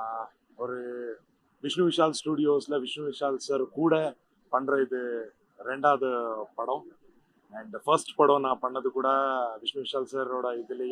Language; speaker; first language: Tamil; non-native, local second language; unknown